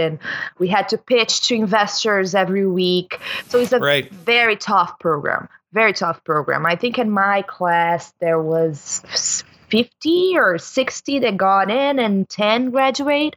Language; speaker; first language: English; non-native, fluent; Portuguese